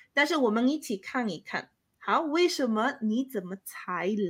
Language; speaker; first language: Chinese; non-native, fluent; Spanish